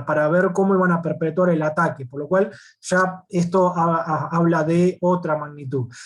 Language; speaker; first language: Spanish; native; Spanish